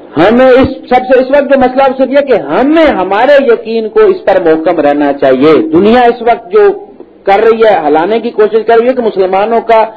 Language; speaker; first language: Urdu; non-native, local second language; Punjabi